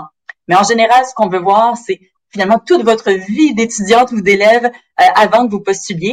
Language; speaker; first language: French; native; French